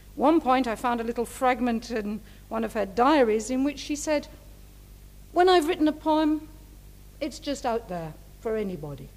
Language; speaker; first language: English; native; English